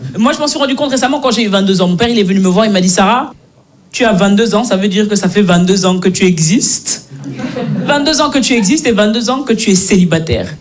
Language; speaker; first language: French; native; French